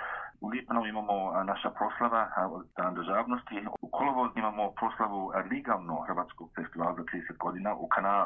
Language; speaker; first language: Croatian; early bilingual, heritage; Croatian